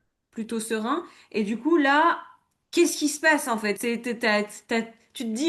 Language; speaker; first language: French; native; French